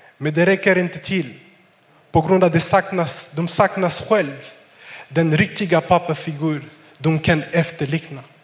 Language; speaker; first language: Swedish; non-native, fluent; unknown